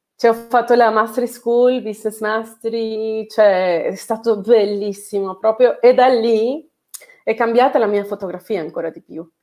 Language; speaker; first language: Italian; non-native, fluent; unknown